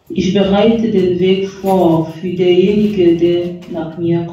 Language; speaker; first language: German; non-native, fluent; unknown